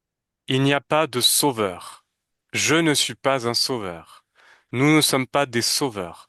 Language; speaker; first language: French; native; French